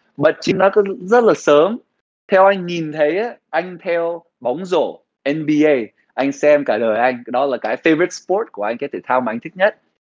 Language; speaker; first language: Vietnamese; early bilingual, heritage; Vietnamese